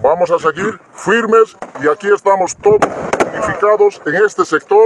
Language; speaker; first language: Spanish; native; Spanish